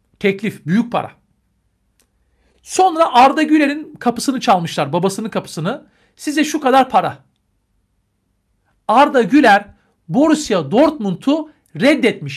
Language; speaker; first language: Turkish; native; Turkish